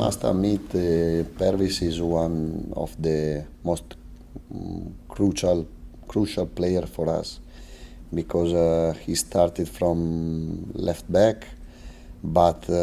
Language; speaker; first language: English; non-native, fluent; Italian